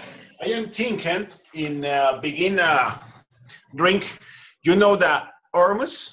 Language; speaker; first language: English; non-native, learner; Spanish